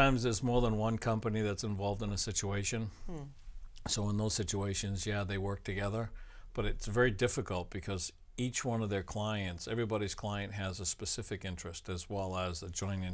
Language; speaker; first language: English; native; English